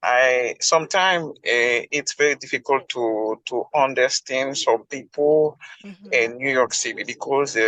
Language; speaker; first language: English; non-native, learner; Haitian Creole